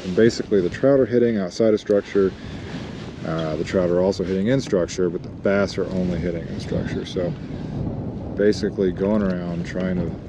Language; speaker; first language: English; native; English